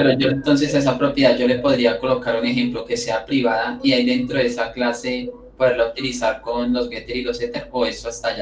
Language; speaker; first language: Spanish; native; Spanish